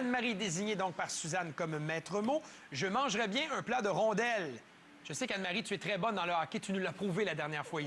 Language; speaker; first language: French; native; French